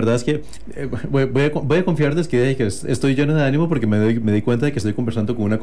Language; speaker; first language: Spanish; native; Spanish